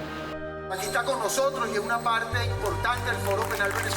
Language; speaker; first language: Spanish; native; Spanish